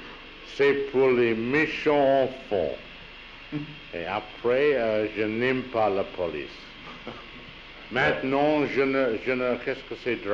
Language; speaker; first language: French; non-native, learner; English